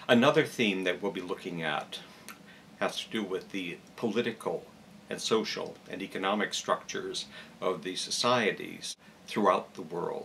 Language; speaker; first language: English; native; English